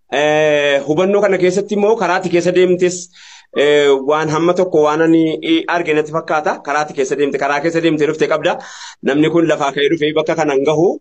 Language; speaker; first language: Oromo; native; Oromo